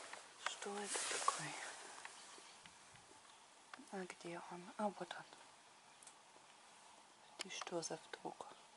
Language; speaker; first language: Russian; non-native, learner; German